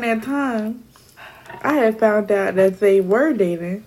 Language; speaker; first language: English; native; English